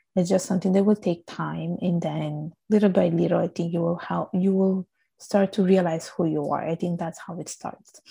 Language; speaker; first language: English; non-native, fluent; Italian